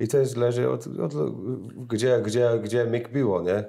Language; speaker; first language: Polish; non-native, learner; English